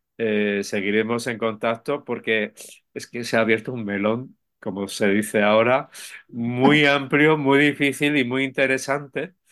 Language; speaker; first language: Spanish; native; Spanish